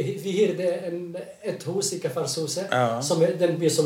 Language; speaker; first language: Swedish; non-native, fluent; Arabic